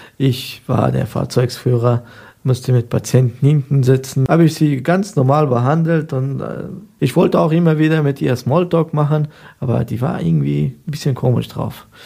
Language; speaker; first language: German; non-native, fluent; Persian